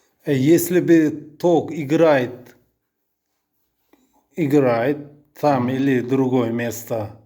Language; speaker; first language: Russian; non-native, learner; Uzbek